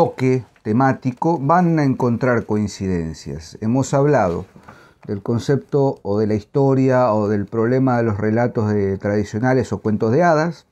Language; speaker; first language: Spanish; native; Spanish